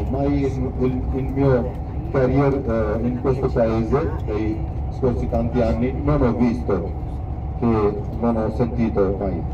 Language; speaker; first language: Italian; non-native, fluent; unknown